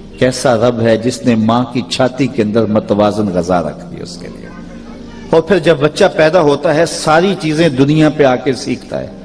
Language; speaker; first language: Urdu; non-native, local second language; Punjabi